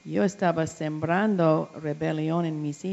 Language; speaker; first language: Spanish; non-native, learner; English